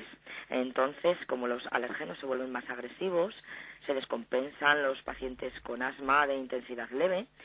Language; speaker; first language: Spanish; native; Spanish